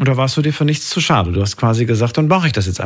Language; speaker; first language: German; native; German